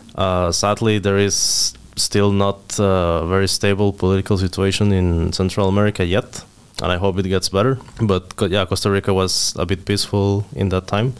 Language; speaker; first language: Norwegian; non-native, learner; Spanish